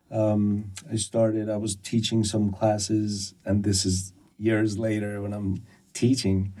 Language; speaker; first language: English; early bilingual, other home language; Persian